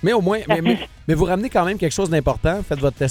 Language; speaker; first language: French; native; French